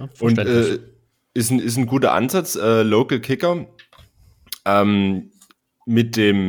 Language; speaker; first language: German; native; German